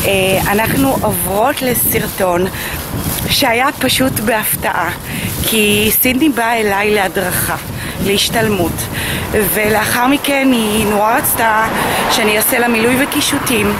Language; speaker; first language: Hebrew; native; Hebrew